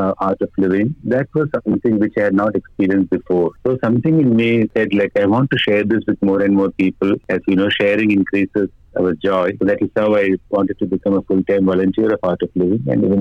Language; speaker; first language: English; non-native, local second language; Malayalam